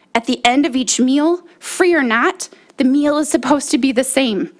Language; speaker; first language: English; native; English